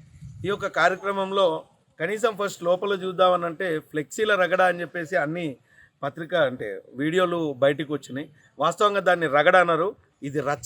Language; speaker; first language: Telugu; native; Telugu